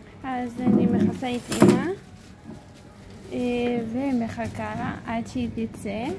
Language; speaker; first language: Hebrew; early bilingual, other home language; Russian